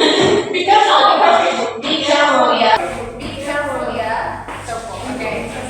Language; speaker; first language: English; non-native, learner; Indonesian